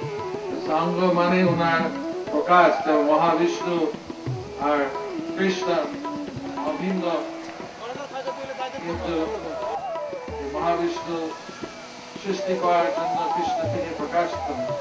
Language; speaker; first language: Bangla; non-native, fluent; English